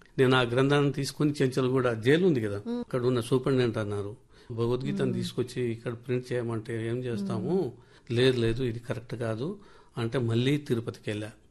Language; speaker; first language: Telugu; non-native, local second language; Lambadi